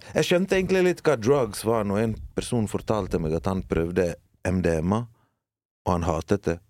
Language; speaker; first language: Norwegian; early bilingual, other home language; Bosnian